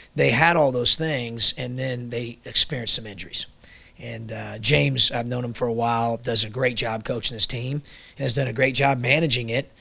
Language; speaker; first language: English; native; English